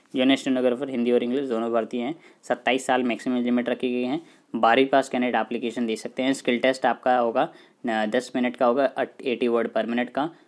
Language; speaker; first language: Hindi; native; Hindi